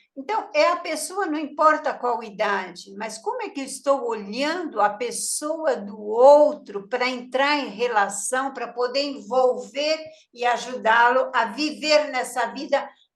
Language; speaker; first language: Portuguese; native; Portuguese